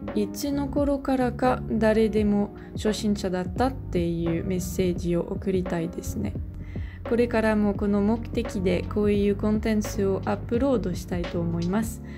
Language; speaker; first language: Japanese; non-native, fluent; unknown